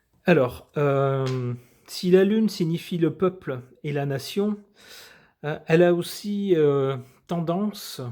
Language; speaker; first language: French; native; French